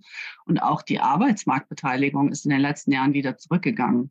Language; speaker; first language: German; native; German